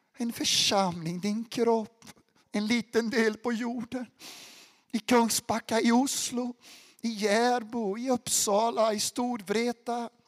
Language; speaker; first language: Swedish; non-native, fluent; Portuguese